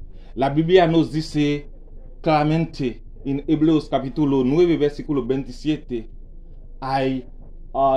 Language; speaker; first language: Spanish; non-native, learner; Haitian Creole